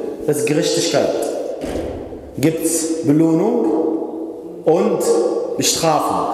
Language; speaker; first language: German; non-native, fluent; Arabic